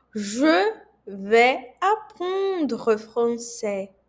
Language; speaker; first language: French; non-native, fluent; Portuguese